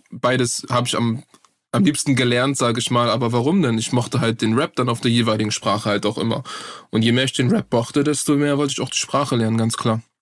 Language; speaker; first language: German; native; German